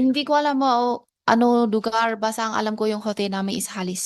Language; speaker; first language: Filipino; non-native, learner; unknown